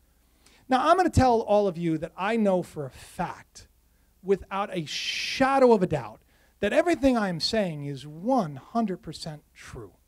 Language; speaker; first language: English; native; English